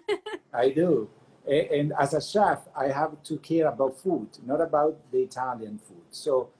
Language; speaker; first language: English; non-native, fluent; Italian